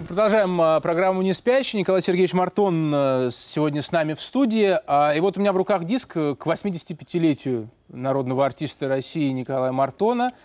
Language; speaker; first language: Russian; native; Russian